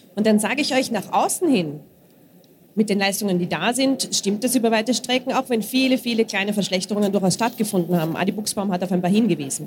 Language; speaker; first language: German; native; German